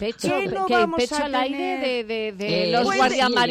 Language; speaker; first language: Spanish; native; Spanish